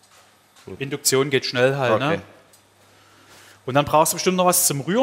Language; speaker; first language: German; native; German